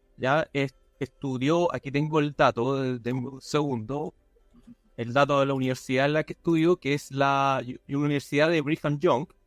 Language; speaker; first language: Spanish; non-native, fluent; English